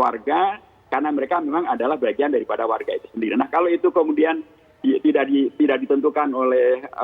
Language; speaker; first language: Indonesian; native; Indonesian